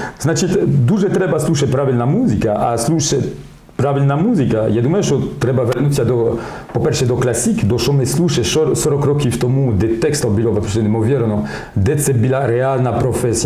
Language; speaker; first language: Ukrainian; non-native, learner; French